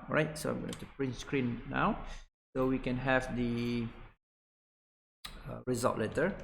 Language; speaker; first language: English; non-native, local second language; Malay